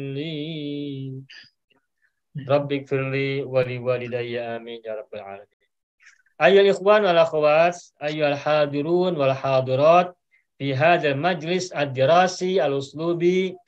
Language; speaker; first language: Arabic; non-native, fluent; Indonesian